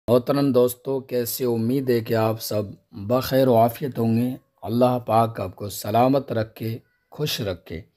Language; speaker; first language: Urdu; native; Urdu